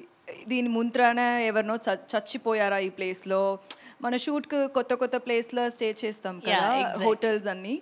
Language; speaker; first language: Telugu; non-native, learner; Tamil